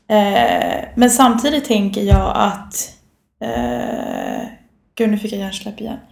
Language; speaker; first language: Swedish; early bilingual, other home language; Bosnian